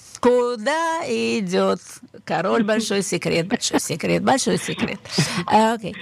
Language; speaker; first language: Russian; native; Russian